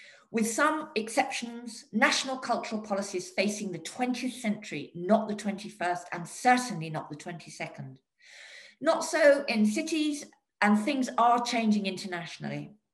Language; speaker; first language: English; native; English